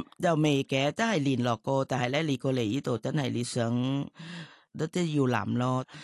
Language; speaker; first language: Cantonese; non-native, fluent; Thai